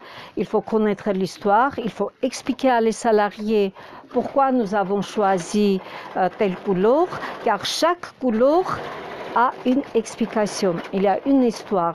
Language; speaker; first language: French; non-native, fluent; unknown